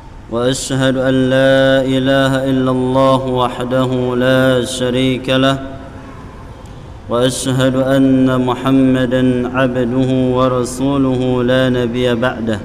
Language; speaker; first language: Arabic; non-native, fluent; Indonesian